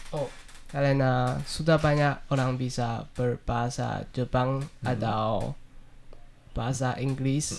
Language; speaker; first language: Indonesian; non-native, learner; Chinese